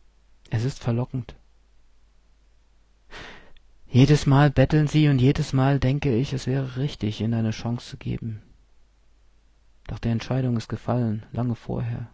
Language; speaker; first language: German; native; German